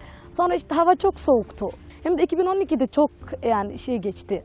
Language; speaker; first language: Turkish; non-native, fluent; Somali